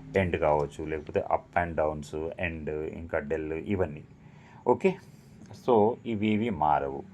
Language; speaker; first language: Telugu; non-native, local second language; Lambadi